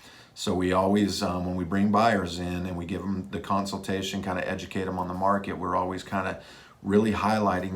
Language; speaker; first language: English; native; English